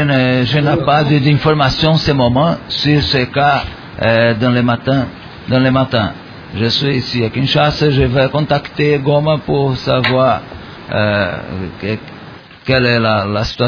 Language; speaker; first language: French; non-native, learner; Portuguese